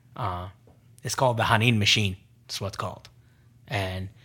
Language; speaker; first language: English; non-native, fluent; Arabic